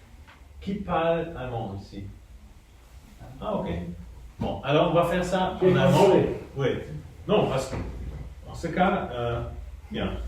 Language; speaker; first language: French; non-native, fluent; German